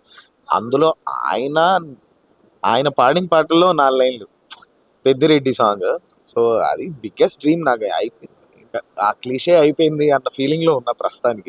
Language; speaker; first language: Telugu; native; Telugu